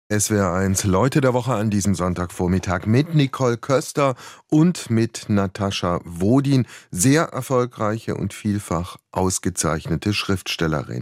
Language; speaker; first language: German; native; German